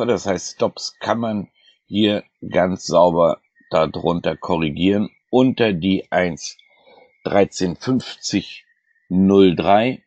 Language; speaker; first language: German; native; German